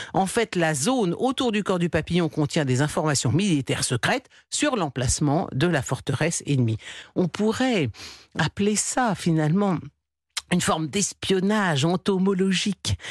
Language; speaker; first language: French; native; French